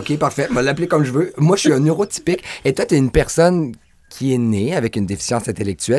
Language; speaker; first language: French; native; French